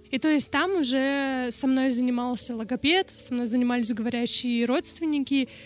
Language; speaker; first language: Russian; non-native, local second language; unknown